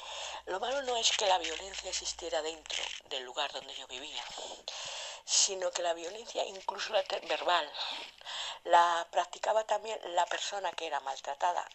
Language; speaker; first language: Spanish; native; Spanish